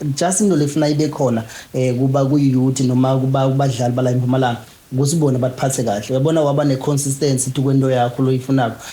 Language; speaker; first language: Zulu; non-native, local second language; Swati